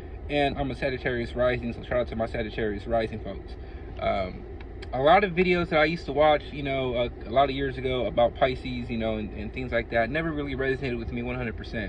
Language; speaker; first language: English; native; English